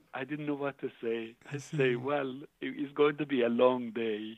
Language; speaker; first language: English; non-native, fluent; Turkish